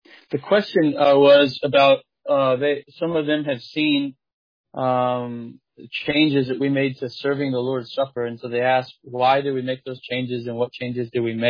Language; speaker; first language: English; native; English